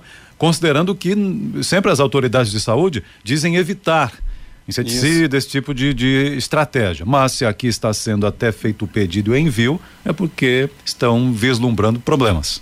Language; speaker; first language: Portuguese; native; Portuguese